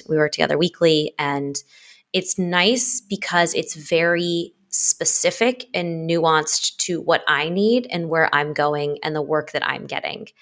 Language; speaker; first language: English; native; English